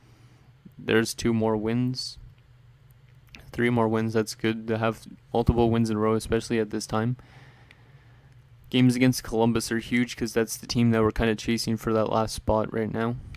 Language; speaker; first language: English; native; English